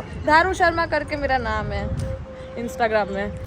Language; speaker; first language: Hindi; non-native, local second language; Gujarati